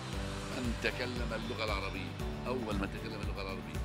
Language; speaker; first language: Arabic; native; Arabic